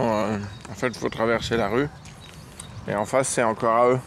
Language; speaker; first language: French; native; French